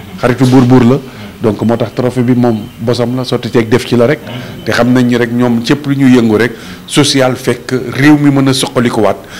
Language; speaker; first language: Wolof; non-native, local second language; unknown